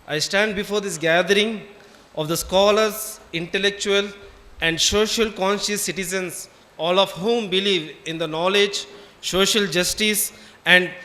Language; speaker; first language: English; non-native, local second language; Tamil